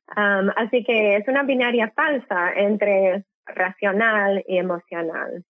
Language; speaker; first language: Spanish; non-native, fluent; English